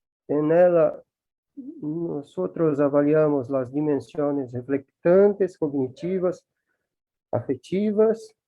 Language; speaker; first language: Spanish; non-native, learner; Portuguese